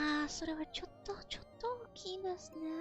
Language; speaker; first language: Japanese; non-native, learner; English